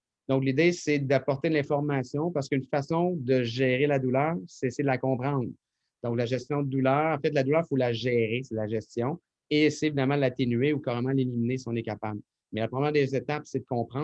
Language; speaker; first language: French; native; French